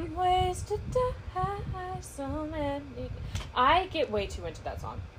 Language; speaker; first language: English; native; English